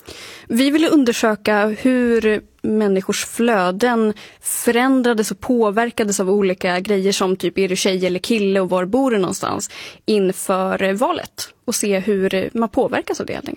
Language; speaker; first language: Swedish; native; Swedish